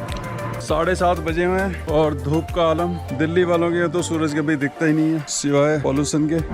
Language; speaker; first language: Hindi; native; Hindi